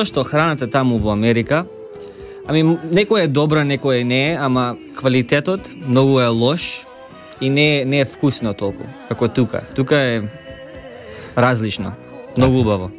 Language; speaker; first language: Macedonian; early bilingual, heritage; Macedonian